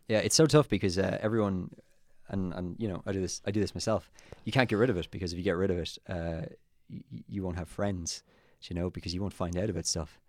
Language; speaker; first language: English; native; English